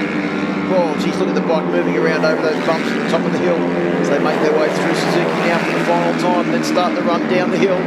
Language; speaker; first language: English; native; English